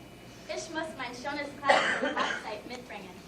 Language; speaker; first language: German; non-native, learner; English